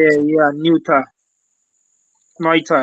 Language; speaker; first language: German; non-native, learner; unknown